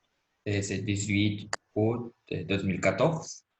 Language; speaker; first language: French; non-native, learner; Spanish